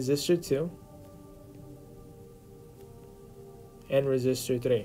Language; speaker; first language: English; native; English